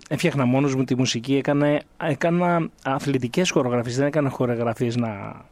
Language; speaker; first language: Greek; native; Greek